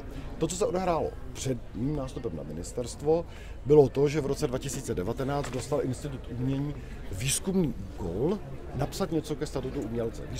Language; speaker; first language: Czech; native; Czech